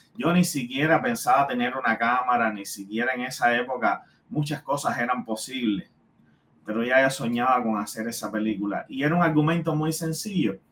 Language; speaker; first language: Spanish; native; Spanish